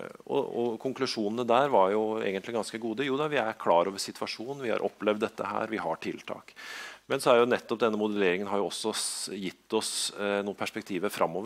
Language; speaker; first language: Norwegian; native; Norwegian